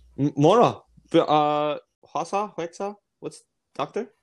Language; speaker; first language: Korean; non-native, learner; English